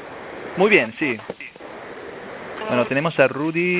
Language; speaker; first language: Spanish; non-native, fluent; German